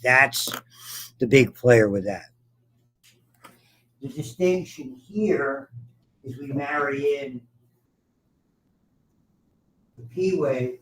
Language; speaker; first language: English; native; English